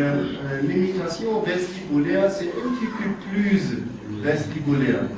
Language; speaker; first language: French; non-native, learner; German